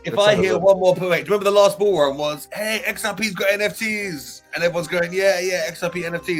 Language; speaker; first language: English; native; English